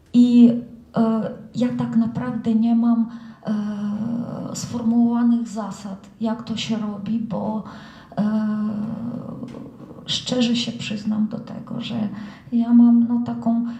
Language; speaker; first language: Polish; non-native, fluent; Russian